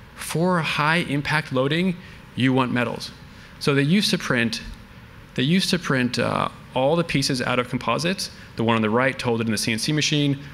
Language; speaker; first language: English; native; English